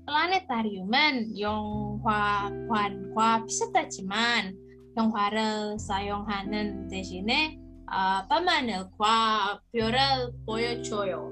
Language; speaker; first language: Korean; non-native, learner; Indonesian